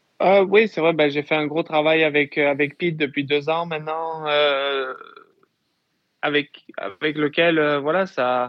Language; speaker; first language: French; native; French